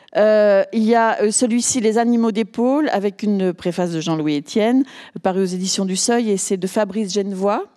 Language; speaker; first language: French; native; French